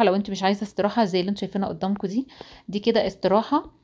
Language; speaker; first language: Arabic; native; Arabic